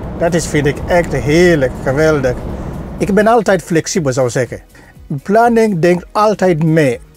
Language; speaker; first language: Dutch; non-native, fluent; Swahili